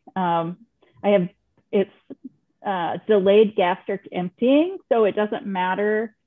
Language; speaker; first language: English; native; English